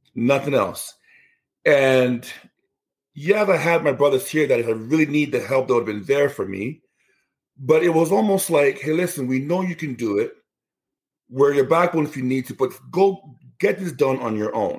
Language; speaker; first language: English; non-native, local second language; Igbo